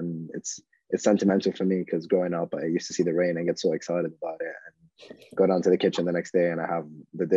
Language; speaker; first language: English; non-native, fluent; Arabic